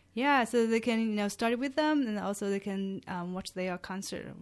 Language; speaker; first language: English; non-native, fluent; Chinese